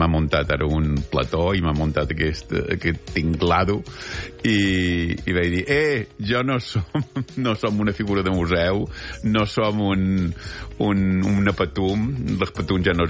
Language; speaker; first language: Catalan; native; Catalan